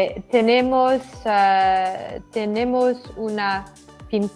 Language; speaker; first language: Spanish; non-native, learner; English